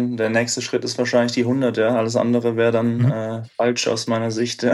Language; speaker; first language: German; native; German